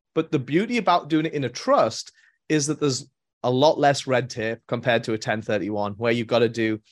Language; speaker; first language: English; native; English